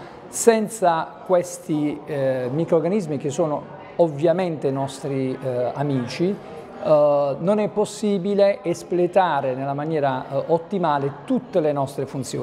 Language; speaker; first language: Italian; native; Italian